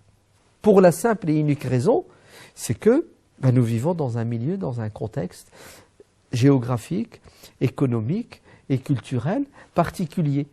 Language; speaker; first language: French; early bilingual, other home language; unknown